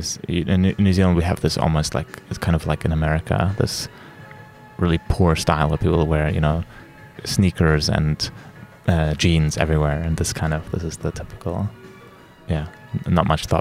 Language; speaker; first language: English; native; English